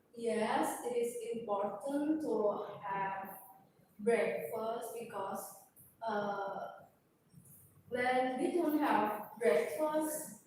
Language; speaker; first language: English; non-native, learner; Indonesian